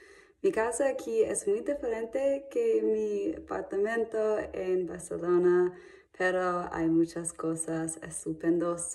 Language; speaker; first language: Spanish; non-native, learner; English